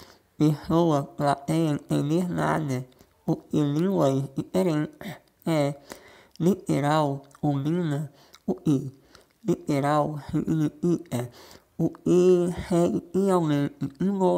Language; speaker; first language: Portuguese; non-native, local second language; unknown